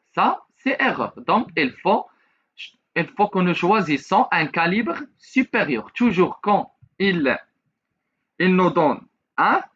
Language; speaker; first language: French; non-native, local second language; Arabic